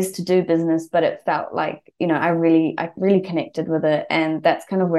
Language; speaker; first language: English; native; English